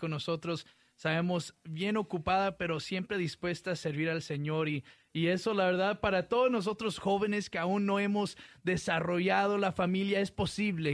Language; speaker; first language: Spanish; early bilingual, heritage; Spanish